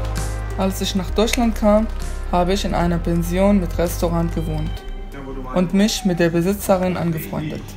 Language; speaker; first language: German; non-native, fluent; Arabic